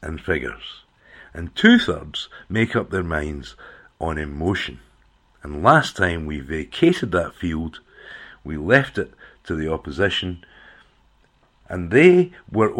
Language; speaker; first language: English; native; English